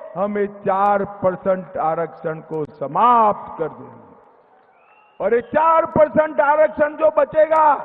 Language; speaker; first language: Hindi; non-native, local second language; Gujarati